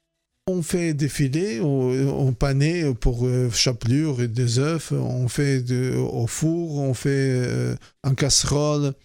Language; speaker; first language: French; non-native, fluent; Portuguese